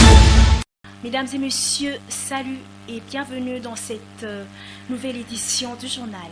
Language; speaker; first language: French; native; French